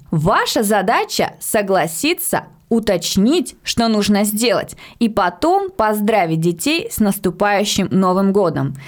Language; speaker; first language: Russian; native; Russian